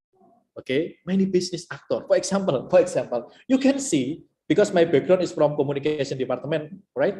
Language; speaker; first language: English; non-native, learner; Indonesian